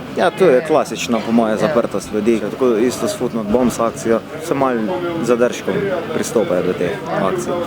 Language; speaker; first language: Slovenian; native; Slovenian